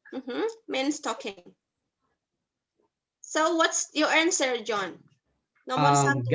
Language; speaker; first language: English; non-native, fluent; Indonesian